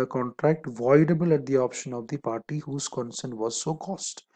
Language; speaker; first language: English; non-native, local second language; Malayalam